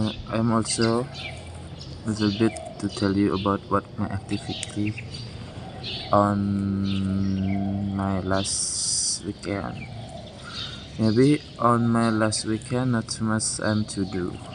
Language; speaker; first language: English; non-native, learner; Indonesian